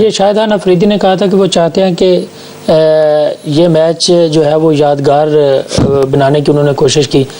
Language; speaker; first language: Urdu; native; Urdu